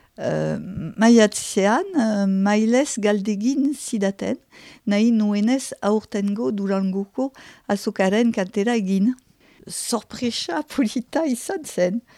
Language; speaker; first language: Basque; non-native, local second language; French